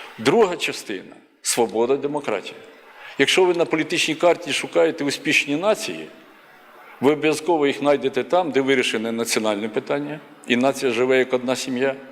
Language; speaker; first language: Ukrainian; native; Ukrainian